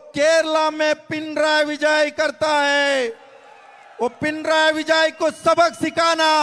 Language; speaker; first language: Hindi; non-native, local second language; Kannada